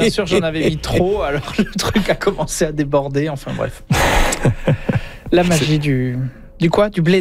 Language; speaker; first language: French; native; French